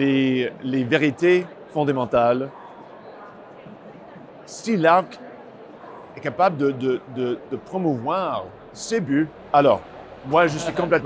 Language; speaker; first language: French; non-native, local second language; English